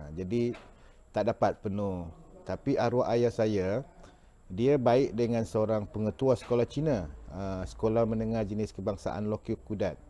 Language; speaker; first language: Malay; non-native, local second language; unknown